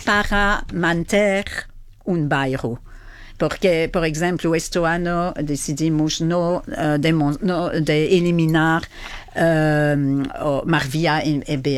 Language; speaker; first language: Portuguese; non-native, fluent; French